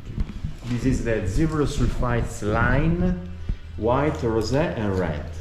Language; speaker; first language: English; non-native, learner; Italian